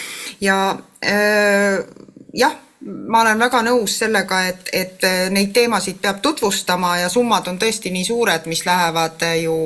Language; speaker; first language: Estonian; native; Estonian